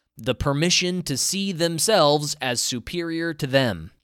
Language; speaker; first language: English; native; English